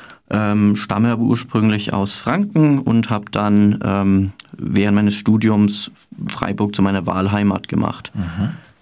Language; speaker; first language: German; native; German